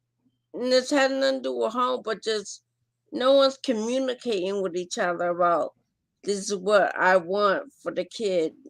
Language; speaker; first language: English; native; English